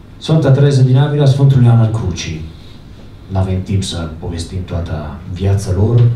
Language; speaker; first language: Romanian; non-native, fluent; Italian